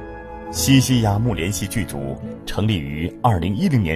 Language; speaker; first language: Chinese; native; Chinese